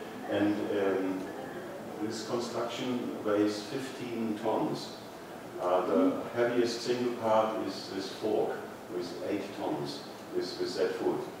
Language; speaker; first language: English; non-native, fluent; German